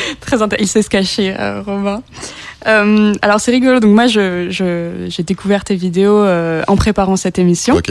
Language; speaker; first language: French; native; French